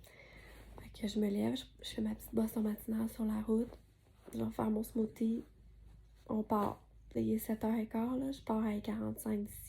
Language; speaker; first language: French; native; French